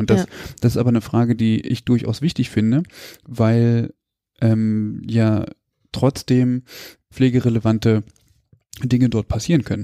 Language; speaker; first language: German; native; German